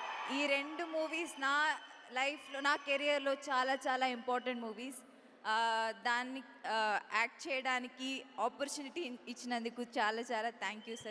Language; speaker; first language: Telugu; non-native, learner; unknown